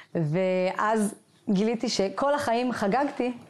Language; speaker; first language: Hebrew; native; Hebrew